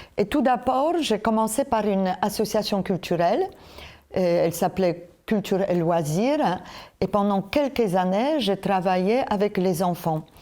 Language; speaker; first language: French; non-native, fluent; Polish